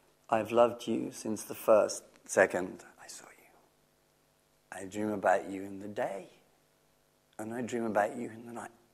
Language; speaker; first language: English; native; English